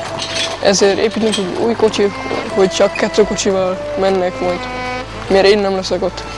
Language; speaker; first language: Hungarian; non-native, learner; German